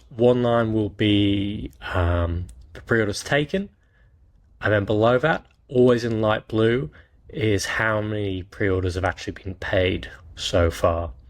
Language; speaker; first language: English; native; English